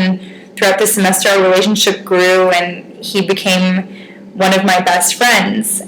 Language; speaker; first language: English; native; English